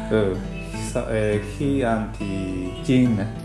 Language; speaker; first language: Vietnamese; non-native, learner; Japanese